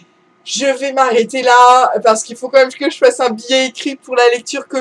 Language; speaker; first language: French; native; French